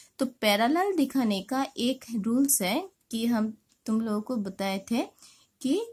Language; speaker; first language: Hindi; non-native, local second language; Bangla